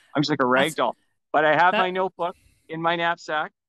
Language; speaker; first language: English; native; English